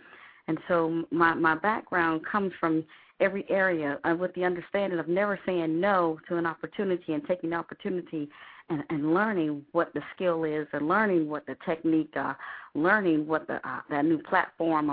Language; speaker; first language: English; native; English